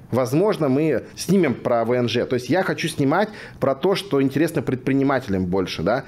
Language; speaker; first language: Russian; native; Russian